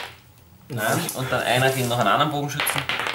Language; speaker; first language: German; native; German